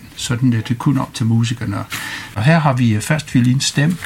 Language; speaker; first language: Danish; non-native, fluent; English